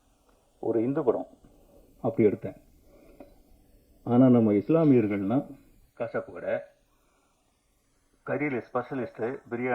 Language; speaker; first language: Tamil; native; Tamil